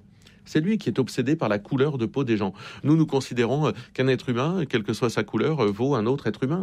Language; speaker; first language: French; native; French